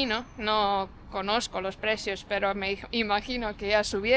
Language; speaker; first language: Spanish; non-native, fluent; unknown